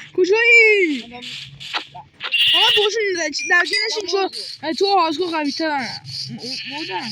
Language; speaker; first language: Persian; native; Persian